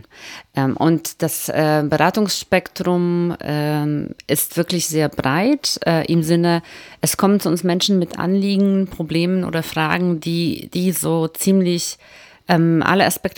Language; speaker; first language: German; native; German